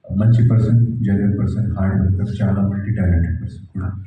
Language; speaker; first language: Telugu; non-native, fluent; Hindi